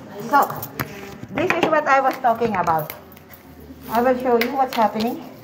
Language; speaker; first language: English; non-native, local second language; Filipino